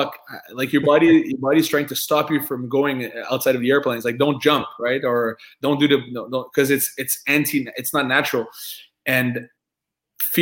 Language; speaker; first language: English; non-native, fluent; French